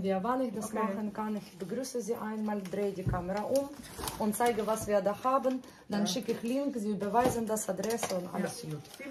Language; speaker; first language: German; non-native, fluent; Russian